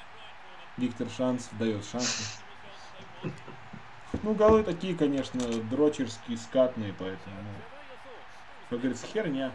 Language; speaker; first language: Russian; native; Russian